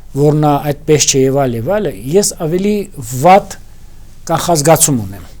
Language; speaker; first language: Armenian; native; Armenian